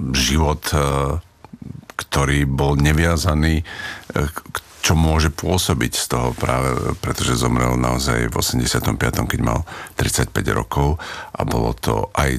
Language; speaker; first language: Slovak; native; Slovak